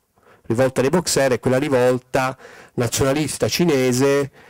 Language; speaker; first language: Italian; native; Italian